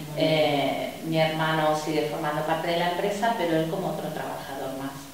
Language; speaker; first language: Spanish; native; Spanish